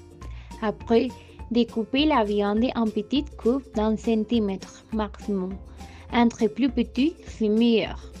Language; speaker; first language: French; non-native, learner; Spanish